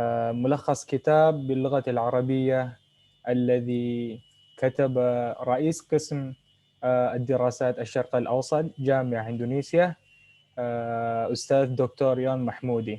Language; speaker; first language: Arabic; non-native, fluent; Indonesian